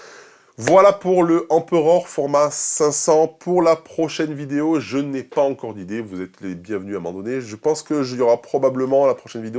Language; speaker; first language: French; native; French